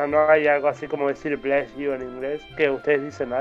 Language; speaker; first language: Spanish; native; Spanish